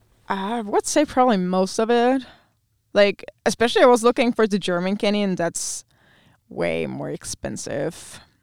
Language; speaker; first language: English; non-native, fluent; German